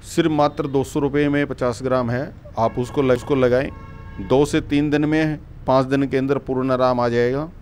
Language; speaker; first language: Hindi; native; Hindi